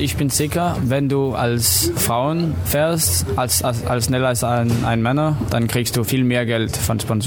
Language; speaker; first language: German; non-native, learner; Danish